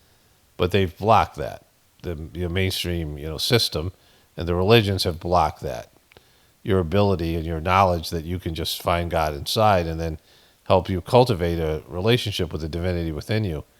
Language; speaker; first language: English; native; English